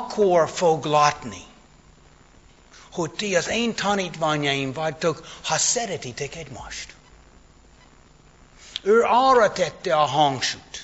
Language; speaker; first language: Hungarian; non-native, fluent; English